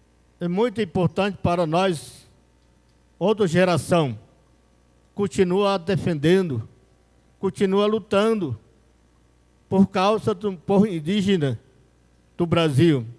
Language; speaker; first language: Portuguese; non-native, local second language; Yanomámi